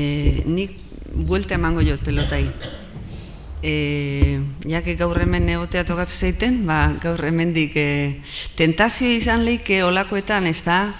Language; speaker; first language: Basque; native; Basque